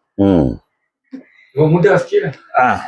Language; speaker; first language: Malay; non-native, local second language; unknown